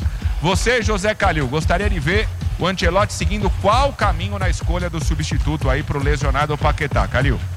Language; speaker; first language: Portuguese; native; Portuguese